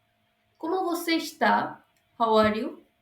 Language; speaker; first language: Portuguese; non-native, fluent; Hindi